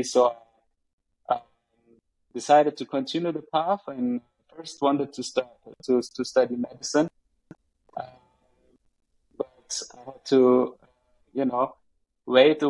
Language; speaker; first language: English; non-native, fluent; German